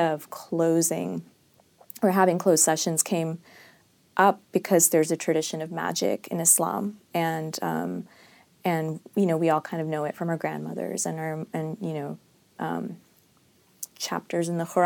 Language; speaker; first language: English; non-native, local second language; Urdu